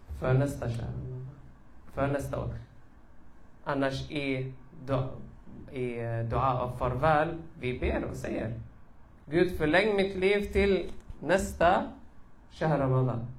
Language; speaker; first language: Swedish; early bilingual, other home language; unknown